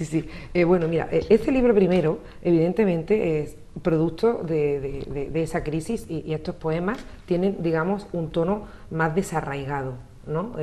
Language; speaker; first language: Spanish; native; Spanish